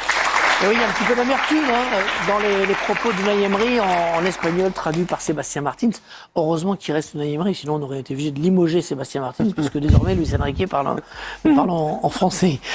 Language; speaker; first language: French; native; French